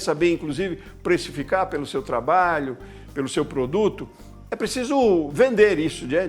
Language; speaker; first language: Portuguese; native; Portuguese